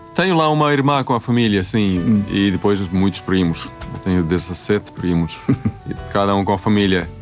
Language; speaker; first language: Portuguese; non-native, fluent; Swedish